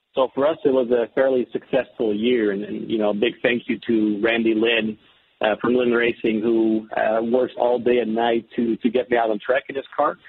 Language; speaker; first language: English; non-native, fluent; Dutch